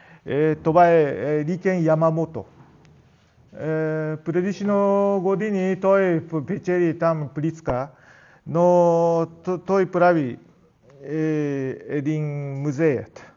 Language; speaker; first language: Bulgarian; non-native, learner; Japanese